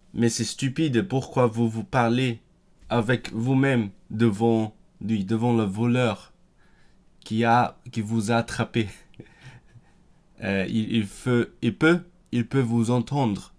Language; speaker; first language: French; non-native, fluent; Cantonese